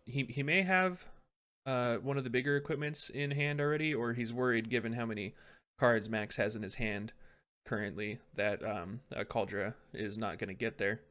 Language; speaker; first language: English; native; English